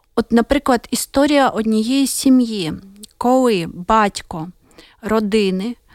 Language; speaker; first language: Ukrainian; native; Ukrainian